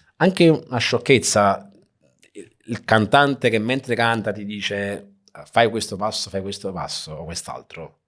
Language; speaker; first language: Italian; native; Italian